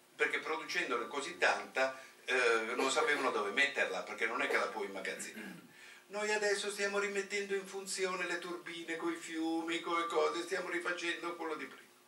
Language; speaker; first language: Italian; native; Italian